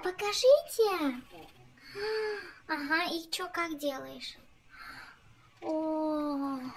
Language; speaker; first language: Russian; non-native, local second language; Kazakh